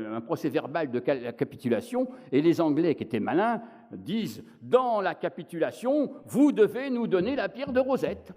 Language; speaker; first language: French; native; French